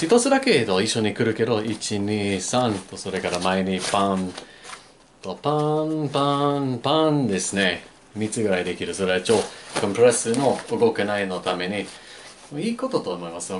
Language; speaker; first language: Japanese; non-native, learner; English